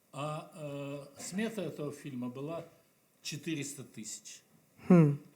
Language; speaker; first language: Russian; native; Russian